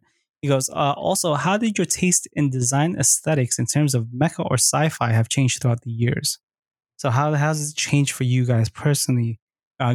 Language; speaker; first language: English; non-native, local second language; Filipino